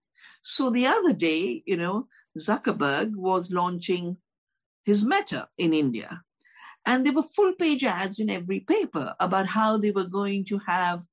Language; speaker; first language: English; non-native, local second language; Hindi